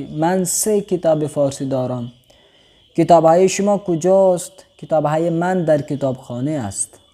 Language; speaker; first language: Persian; non-native, fluent; Urdu